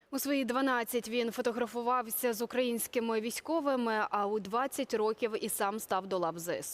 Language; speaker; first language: Ukrainian; native; Ukrainian